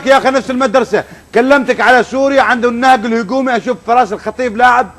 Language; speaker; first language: Arabic; native; Arabic